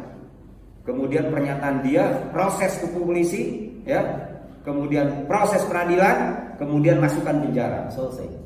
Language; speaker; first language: Indonesian; native; Indonesian